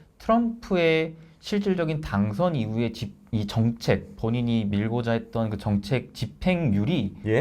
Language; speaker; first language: Korean; native; Korean